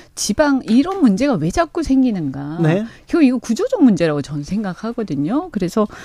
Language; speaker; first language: Korean; native; Korean